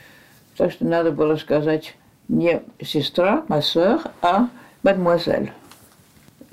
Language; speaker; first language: Russian; early bilingual, heritage; French